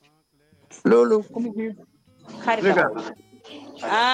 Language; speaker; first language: French; non-native, learner; Dutch